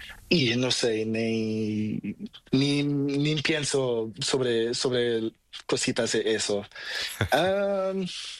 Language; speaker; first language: Spanish; non-native, learner; Portuguese